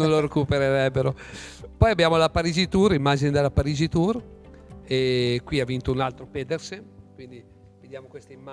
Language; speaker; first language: Italian; native; Italian